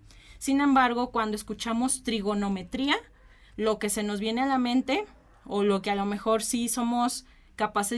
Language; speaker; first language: Spanish; native; Spanish